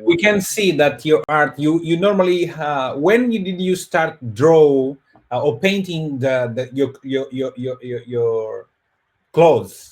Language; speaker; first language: English; non-native, fluent; Portuguese